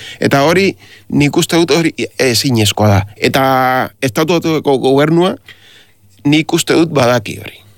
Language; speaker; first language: Basque; non-native, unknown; Spanish